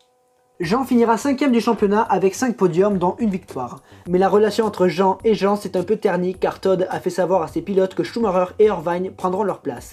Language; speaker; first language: French; native; French